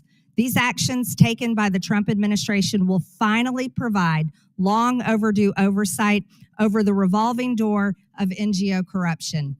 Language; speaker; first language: English; native; English